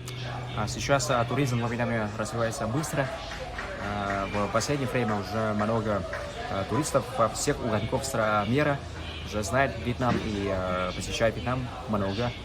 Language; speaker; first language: Russian; non-native, learner; Vietnamese